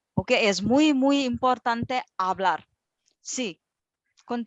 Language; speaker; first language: Spanish; non-native, fluent; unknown